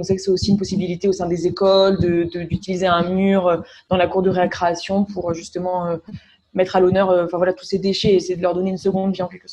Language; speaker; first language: French; native; French